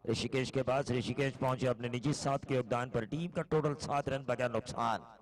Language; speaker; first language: Hindi; non-native, local second language; Marathi